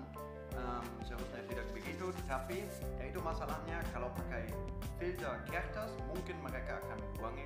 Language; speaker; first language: Indonesian; non-native, fluent; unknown